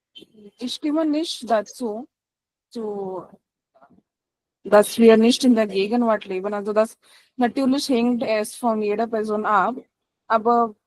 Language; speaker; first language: German; non-native, learner; Marathi